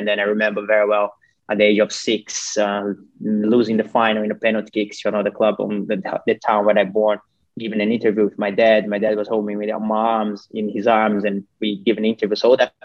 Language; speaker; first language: English; non-native, fluent; Portuguese